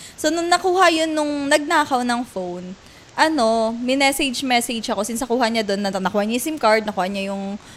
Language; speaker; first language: Filipino; native; Filipino